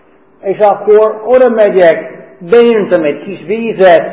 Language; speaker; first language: Hungarian; early bilingual, heritage; Hungarian